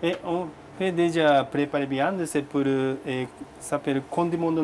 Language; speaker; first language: French; non-native, learner; Japanese